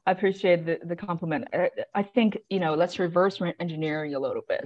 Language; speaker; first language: English; non-native, fluent; Chinese